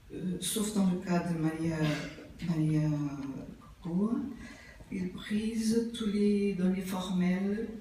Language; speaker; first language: French; non-native, fluent; Portuguese